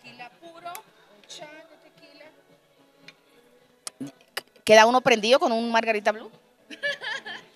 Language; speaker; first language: Spanish; native; Spanish